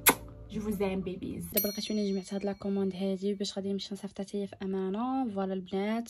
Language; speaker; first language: Arabic; native; Arabic